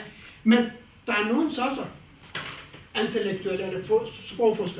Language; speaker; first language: Danish; non-native, fluent; Kurdish